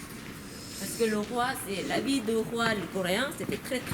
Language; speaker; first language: French; non-native, learner; Korean